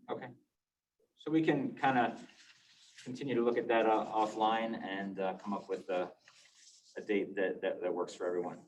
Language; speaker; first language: English; native; English